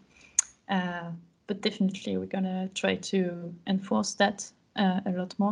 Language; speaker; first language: English; non-native, fluent; French